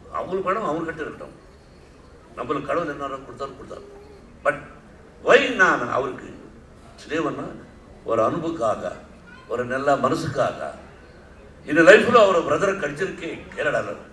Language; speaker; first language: Tamil; non-native, learner; Telugu